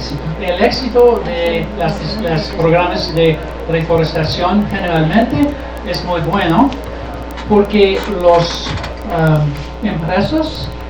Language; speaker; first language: Spanish; non-native, learner; English